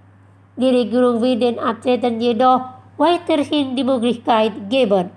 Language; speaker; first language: German; non-native, fluent; Indonesian